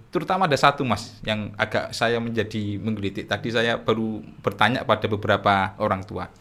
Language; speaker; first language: Indonesian; native; Indonesian